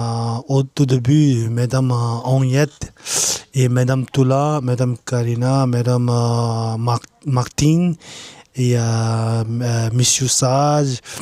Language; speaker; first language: French; non-native, learner; Tibetan